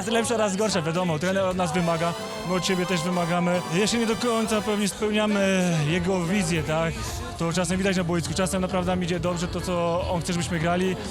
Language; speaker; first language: Polish; native; Polish